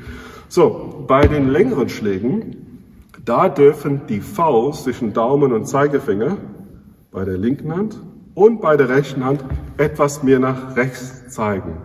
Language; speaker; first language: German; non-native, fluent; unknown